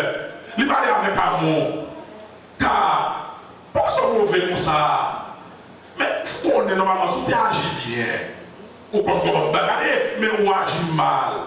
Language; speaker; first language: French; non-native, local second language; Haitian Creole